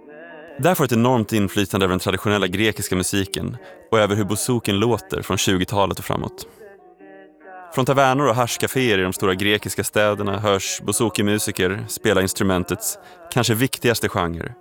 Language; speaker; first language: Swedish; native; Swedish